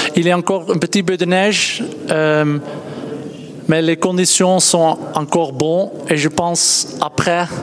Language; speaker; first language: French; non-native, fluent; Dutch